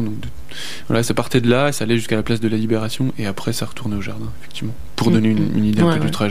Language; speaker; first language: French; native; French